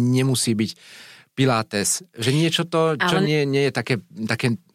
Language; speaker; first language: Slovak; non-native, local second language; Hungarian